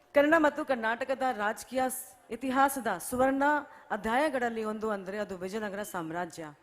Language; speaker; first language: Kannada; non-native, fluent; Hindi